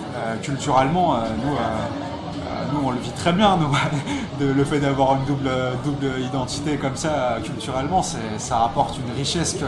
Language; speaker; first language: French; native; French